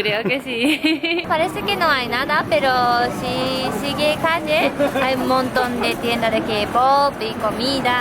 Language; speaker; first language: Spanish; non-native, fluent; Japanese